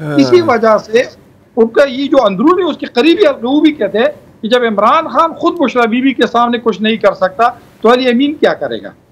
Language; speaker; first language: Urdu; non-native, local second language; Pashto